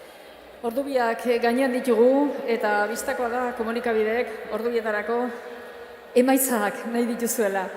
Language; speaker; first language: Basque; native; Basque